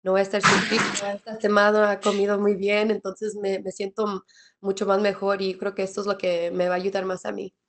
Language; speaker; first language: Spanish; early bilingual, other home language; English